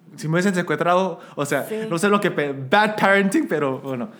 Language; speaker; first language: Spanish; early bilingual, other home language; Korean